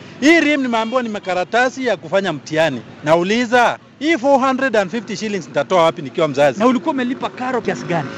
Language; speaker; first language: Swahili; non-native, local second language; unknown